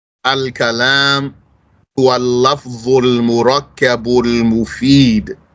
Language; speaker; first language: Arabic; non-native, fluent; English